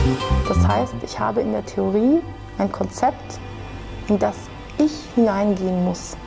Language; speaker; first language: German; native; German